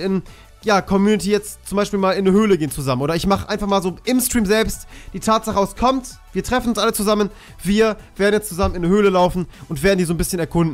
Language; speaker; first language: German; native; German